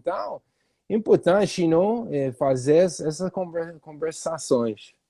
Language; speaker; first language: Portuguese; non-native, fluent; English